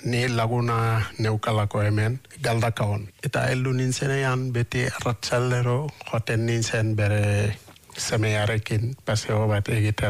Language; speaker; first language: Basque; non-native, fluent; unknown